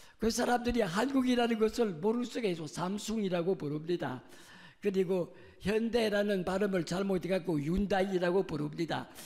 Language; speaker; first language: Korean; non-native, fluent; French